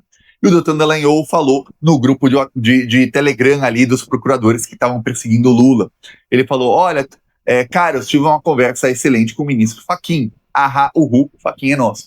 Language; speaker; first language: Portuguese; native; Portuguese